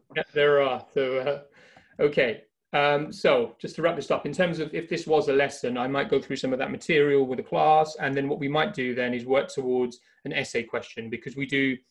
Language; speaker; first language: English; native; English